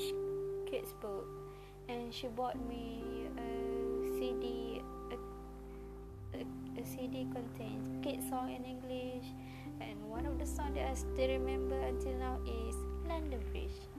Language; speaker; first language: English; non-native, local second language; Malay